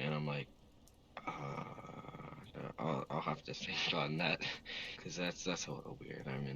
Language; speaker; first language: English; native; English